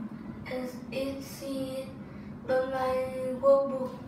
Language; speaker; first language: English; non-native, learner; Vietnamese